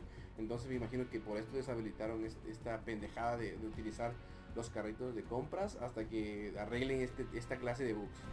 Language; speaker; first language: Spanish; native; Spanish